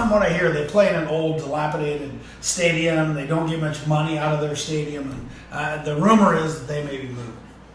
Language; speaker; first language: English; native; English